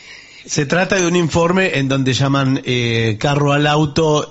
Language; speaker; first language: Spanish; native; Spanish